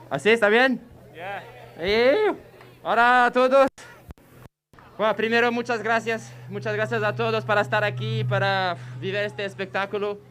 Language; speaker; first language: Spanish; non-native, fluent; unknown